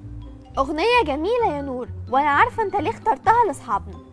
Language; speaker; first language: Arabic; native; Arabic